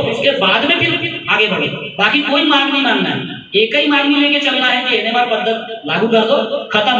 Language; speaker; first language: Hindi; non-native, local second language; Marathi